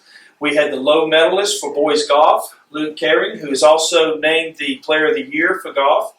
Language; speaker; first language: English; native; English